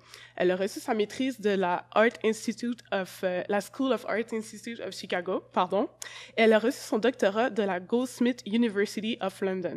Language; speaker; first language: French; native; French